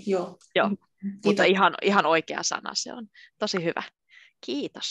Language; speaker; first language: Finnish; native; Finnish